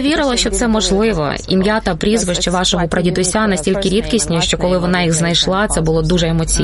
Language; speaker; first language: Ukrainian; native; Ukrainian